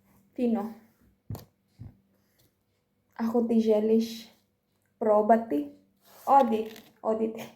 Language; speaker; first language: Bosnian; non-native, learner; Filipino